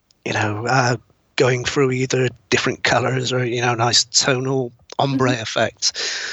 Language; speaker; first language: English; native; English